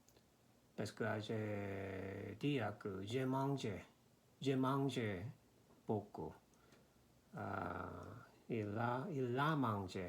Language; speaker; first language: French; non-native, learner; Korean